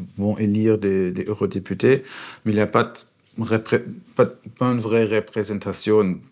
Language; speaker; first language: French; non-native, fluent; German